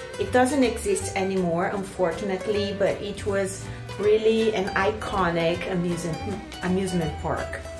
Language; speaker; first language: English; non-native, fluent; Portuguese